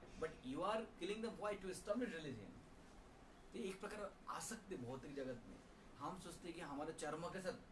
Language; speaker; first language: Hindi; non-native, local second language; Bangla